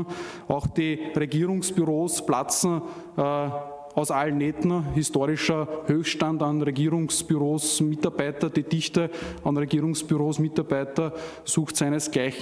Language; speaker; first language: German; native; German